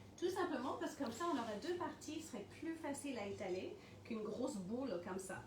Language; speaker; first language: French; non-native, fluent; English